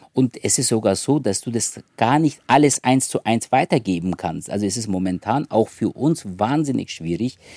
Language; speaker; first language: German; early bilingual, other home language; Turkish